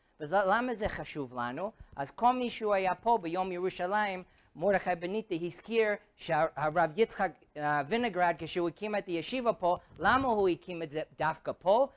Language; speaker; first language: Hebrew; non-native, fluent; English